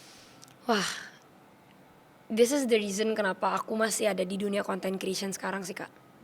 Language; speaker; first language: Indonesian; native; Indonesian